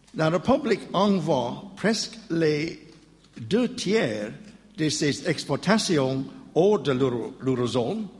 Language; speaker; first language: French; non-native, learner; English